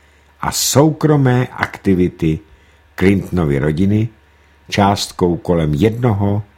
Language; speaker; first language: Czech; native; Czech